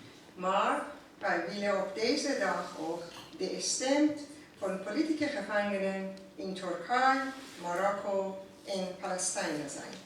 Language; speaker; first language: Dutch; non-native, fluent; Persian